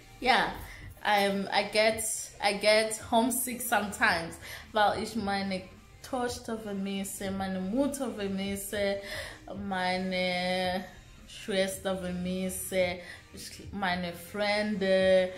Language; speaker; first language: German; non-native, learner; Shona